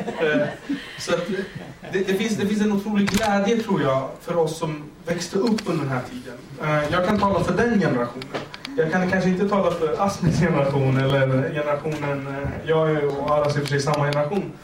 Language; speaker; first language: Swedish; early bilingual, other home language; Kurdish